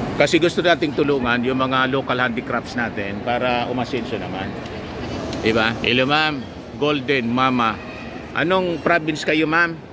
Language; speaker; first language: Filipino; non-native, local second language; Bikol